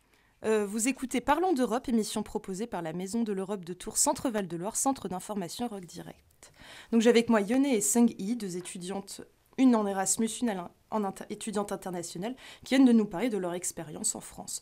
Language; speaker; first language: French; native; French